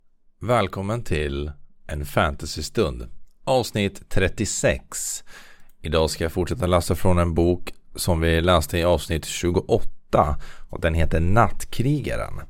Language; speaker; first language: Swedish; native; Swedish